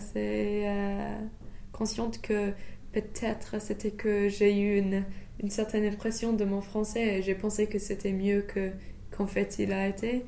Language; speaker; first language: French; non-native, fluent; English